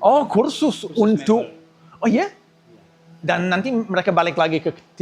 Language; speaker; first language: Indonesian; non-native, fluent; English